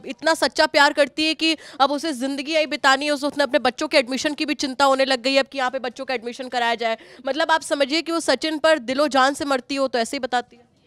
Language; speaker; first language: Hindi; native; Hindi